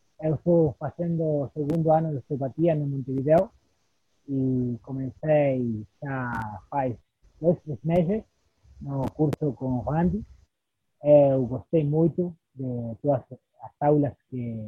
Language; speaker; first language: Portuguese; non-native, learner; Spanish